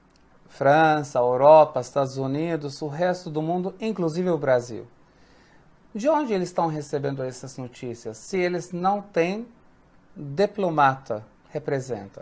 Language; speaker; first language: Portuguese; non-native, fluent; Arabic